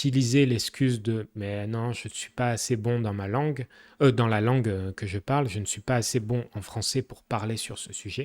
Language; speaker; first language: French; native; French